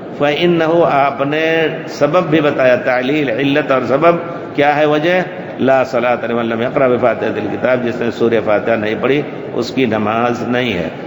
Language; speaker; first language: Urdu; native; Urdu